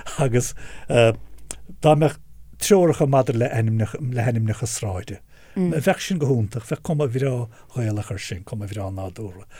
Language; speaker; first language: Irish; native; Irish